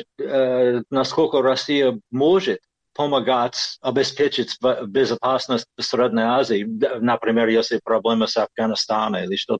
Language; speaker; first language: Russian; non-native, fluent; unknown